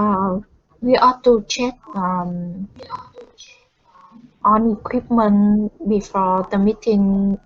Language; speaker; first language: English; non-native, learner; Vietnamese